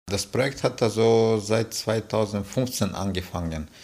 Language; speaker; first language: German; non-native, fluent; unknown